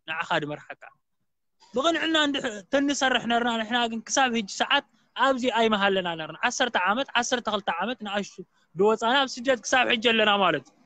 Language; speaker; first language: Tigrinya; native; Tigrinya